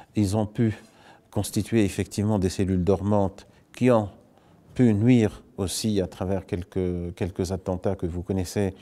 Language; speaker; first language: French; non-native, local second language; Arabic